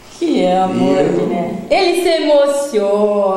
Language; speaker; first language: Portuguese; native; Portuguese